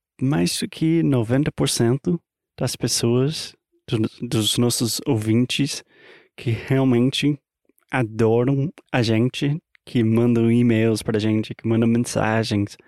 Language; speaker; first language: Portuguese; non-native, fluent; English